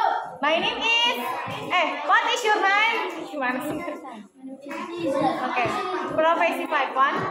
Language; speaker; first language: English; non-native, fluent; Indonesian